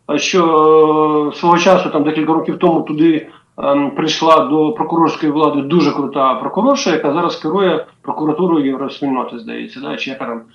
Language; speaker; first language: Ukrainian; native; Ukrainian